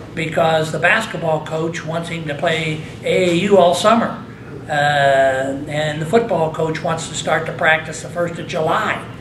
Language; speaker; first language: English; native; English